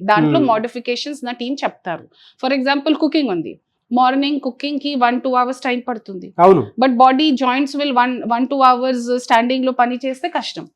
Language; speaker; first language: Telugu; non-native, local second language; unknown